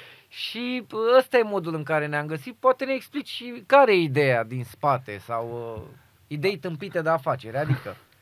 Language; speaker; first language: Romanian; native; Romanian